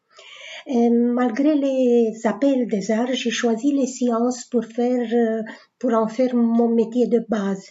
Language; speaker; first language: French; non-native, fluent; Romanian